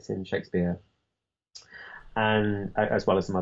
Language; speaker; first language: English; native; English